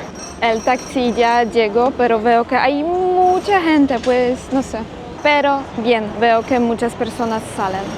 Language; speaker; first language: Spanish; non-native, fluent; Polish